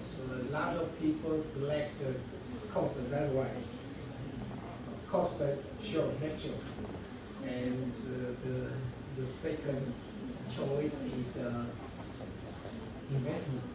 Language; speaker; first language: English; non-native, learner; Chinese